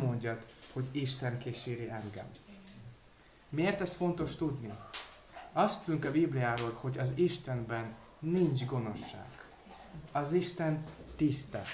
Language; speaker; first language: Hungarian; non-native, learner; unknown